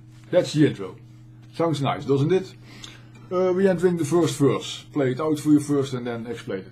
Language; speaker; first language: English; non-native, fluent; Dutch